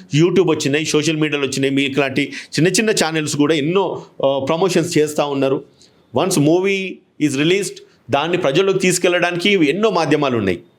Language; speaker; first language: Telugu; native; Telugu